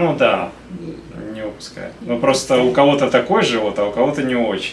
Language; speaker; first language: Russian; native; Russian